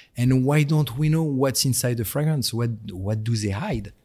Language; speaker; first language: English; non-native, fluent; French